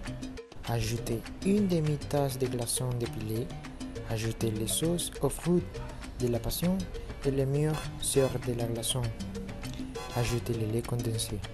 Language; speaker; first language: French; non-native, learner; Spanish